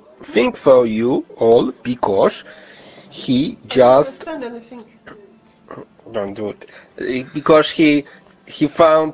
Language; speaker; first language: English; non-native, learner; Polish